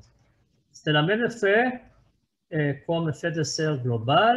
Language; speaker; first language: French; non-native, fluent; Hebrew